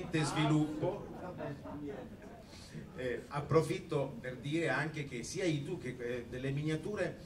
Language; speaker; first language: Italian; native; Italian